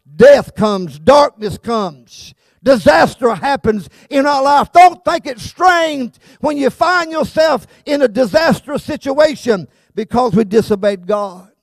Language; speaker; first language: English; native; English